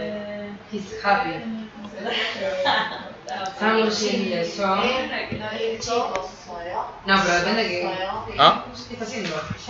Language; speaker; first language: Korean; non-native, learner; Spanish